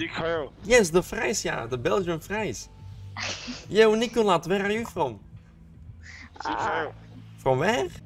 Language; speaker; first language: English; non-native, learner; Dutch